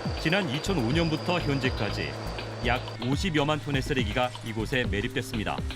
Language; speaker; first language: Korean; native; Korean